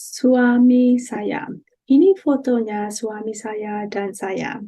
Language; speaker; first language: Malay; non-native, learner; Burmese